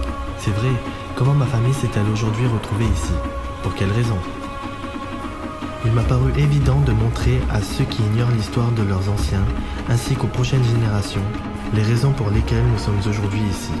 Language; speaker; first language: French; native; French